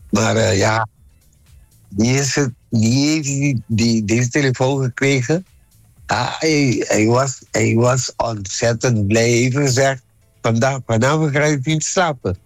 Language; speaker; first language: Dutch; non-native, local second language; Papiamento